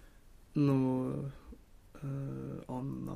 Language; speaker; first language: French; non-native, learner; Swedish